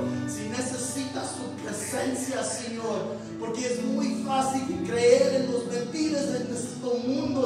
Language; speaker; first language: Spanish; non-native, learner; English